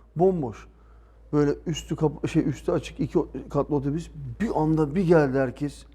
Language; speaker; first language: Turkish; early bilingual, heritage; Turkish